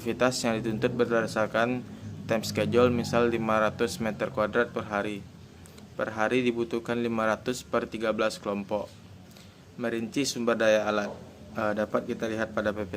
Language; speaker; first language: Indonesian; native; Indonesian